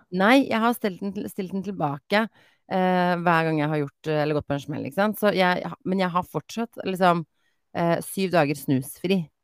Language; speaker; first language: Norwegian; native; Norwegian